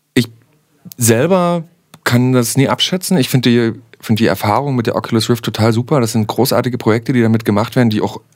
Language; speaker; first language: German; native; German